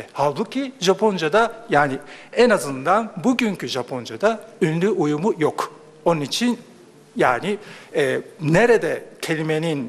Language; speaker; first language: Turkish; non-native, fluent; Japanese